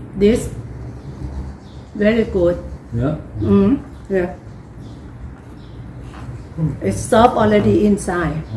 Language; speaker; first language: English; non-native, learner; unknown